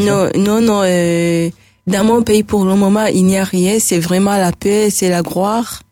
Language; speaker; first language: French; non-native, local second language; Rundi